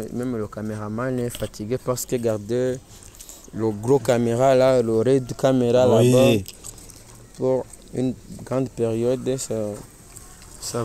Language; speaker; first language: French; non-native, learner; Rundi